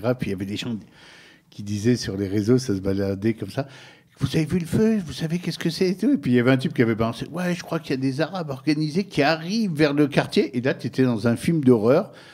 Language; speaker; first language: French; native; French